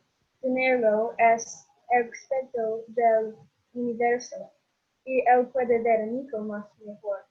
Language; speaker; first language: Spanish; non-native, learner; English